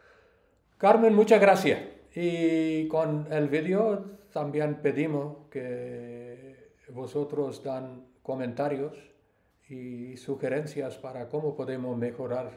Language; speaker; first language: Spanish; non-native, learner; English